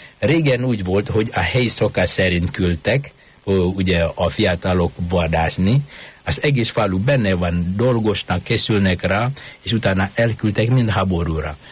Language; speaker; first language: Hungarian; non-native, fluent; Indonesian